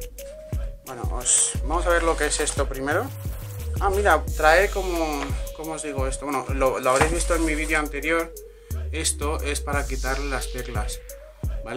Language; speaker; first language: Spanish; native; Spanish